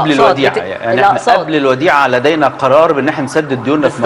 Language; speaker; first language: Arabic; native; Arabic